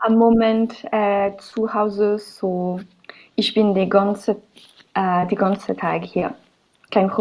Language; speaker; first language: German; non-native, learner; French